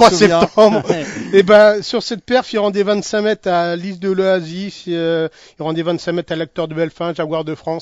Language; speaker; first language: French; native; French